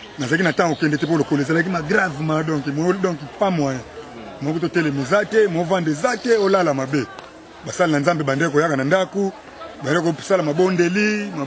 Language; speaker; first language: Lingala; non-native, local second language; Kongo